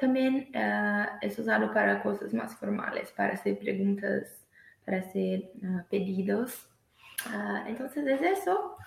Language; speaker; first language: Spanish; non-native, fluent; Portuguese